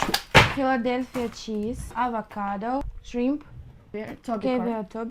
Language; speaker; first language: English; non-native, learner; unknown